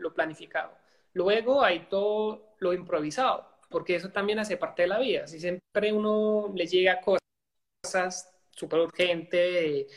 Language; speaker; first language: Spanish; non-native, fluent; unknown